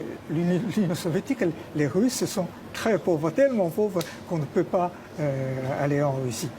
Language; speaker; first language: French; non-native, fluent; Chinese